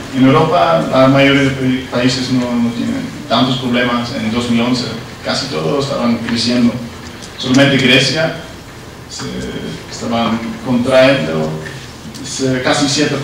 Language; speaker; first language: Spanish; non-native, learner; Dutch